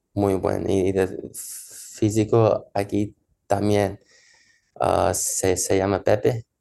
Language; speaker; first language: Spanish; early bilingual, heritage; Spanish